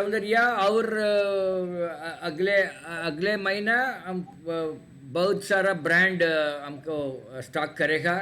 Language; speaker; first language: Hindi; non-native, local second language; Tamil